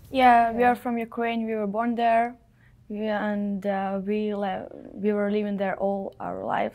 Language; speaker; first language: English; non-native, fluent; Ukrainian